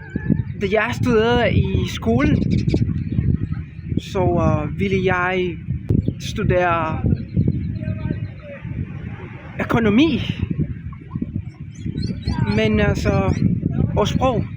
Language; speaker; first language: Danish; non-native, learner; Spanish